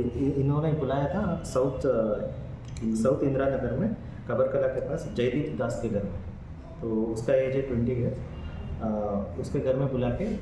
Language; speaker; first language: Hindi; non-native, local second language; Bangla